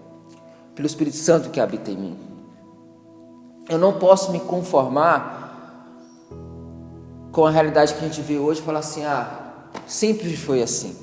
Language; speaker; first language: Portuguese; native; Portuguese